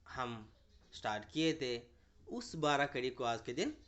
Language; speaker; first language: Hindi; non-native, local second language; Kannada